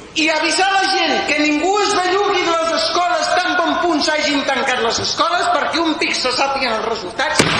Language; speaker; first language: Catalan; non-native, local second language; Spanish